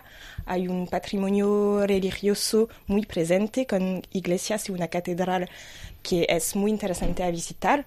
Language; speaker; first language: Spanish; non-native, fluent; French